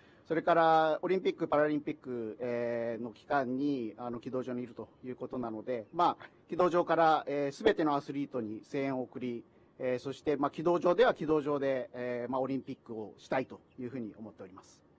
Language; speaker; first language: Japanese; native; Japanese